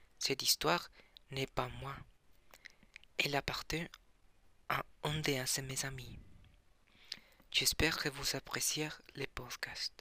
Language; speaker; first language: French; non-native, learner; Spanish